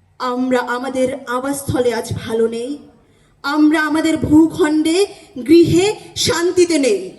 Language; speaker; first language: Bangla; non-native, local second language; Chakma